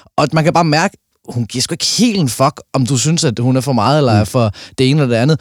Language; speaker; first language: Danish; native; Danish